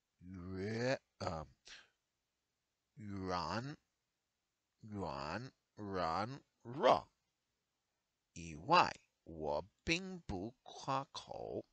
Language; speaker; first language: Chinese; non-native, learner; English